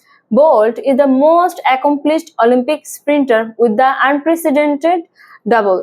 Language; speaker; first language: English; non-native, local second language; Bangla